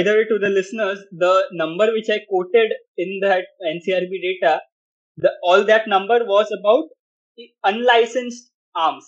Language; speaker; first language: English; non-native, local second language; Hindi